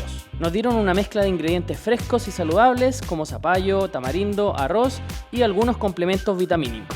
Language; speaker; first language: Spanish; native; Spanish